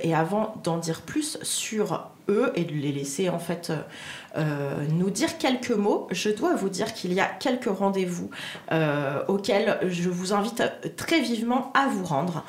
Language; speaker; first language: French; native; French